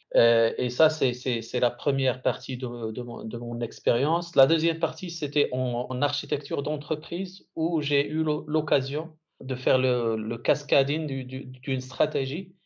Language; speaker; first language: French; non-native, local second language; Arabic